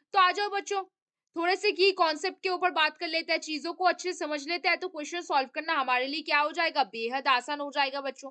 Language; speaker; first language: Hindi; native; Hindi